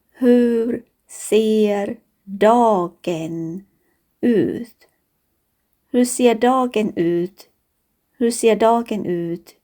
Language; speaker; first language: Swedish; non-native, fluent; Thai